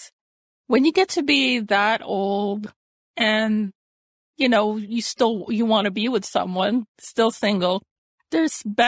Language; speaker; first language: English; native; English